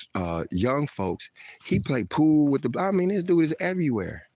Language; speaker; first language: English; native; English